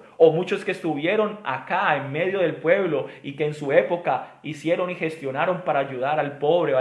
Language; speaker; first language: Spanish; native; Spanish